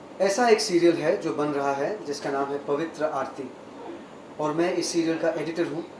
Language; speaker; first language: Hindi; non-native, local second language; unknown